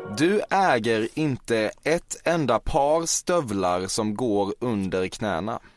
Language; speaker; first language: Swedish; native; Swedish